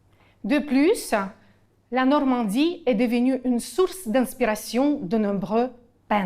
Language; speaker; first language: French; non-native, fluent; Ukrainian